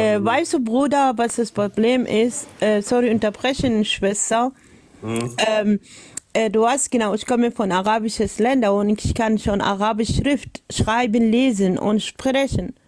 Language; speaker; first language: German; non-native, learner; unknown